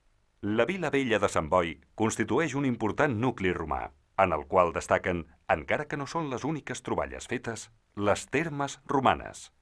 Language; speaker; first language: Catalan; native; Catalan